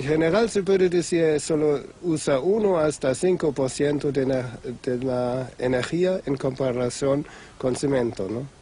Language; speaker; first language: Spanish; non-native, fluent; German